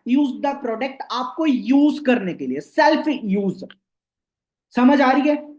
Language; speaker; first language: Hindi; non-native, local second language; Bangla